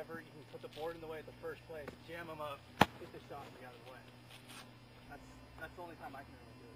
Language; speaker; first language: English; native; English